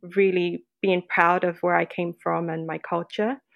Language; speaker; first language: English; non-native, local second language; Yoruba